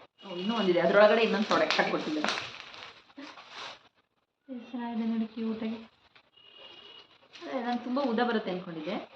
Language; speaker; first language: Kannada; native; Kannada